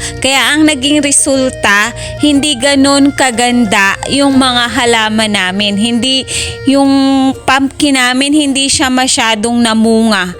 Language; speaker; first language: Filipino; native; Filipino